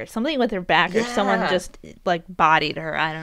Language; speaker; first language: English; native; English